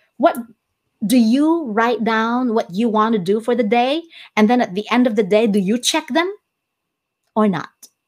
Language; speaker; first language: English; non-native, local second language; Cebuano